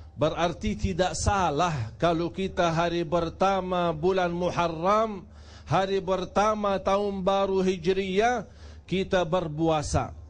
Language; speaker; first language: Indonesian; non-native, fluent; Arabic